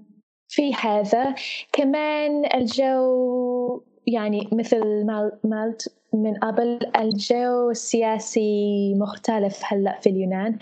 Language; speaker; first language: Arabic; non-native, fluent; English